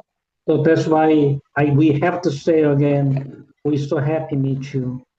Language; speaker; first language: English; non-native, learner; Korean